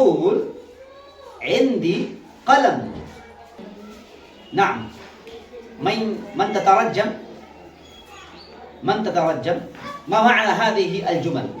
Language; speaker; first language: Arabic; non-native, fluent; Urdu